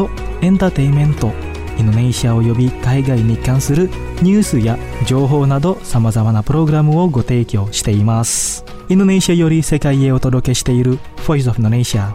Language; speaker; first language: Japanese; non-native, fluent; Indonesian